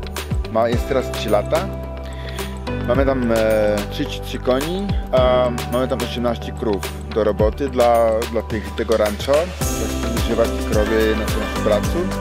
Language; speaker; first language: Polish; non-native, learner; Czech